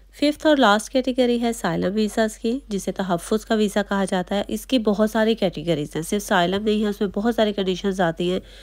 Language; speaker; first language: Urdu; native; Urdu